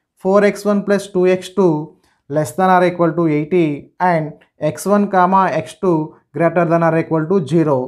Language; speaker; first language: English; non-native, local second language; Telugu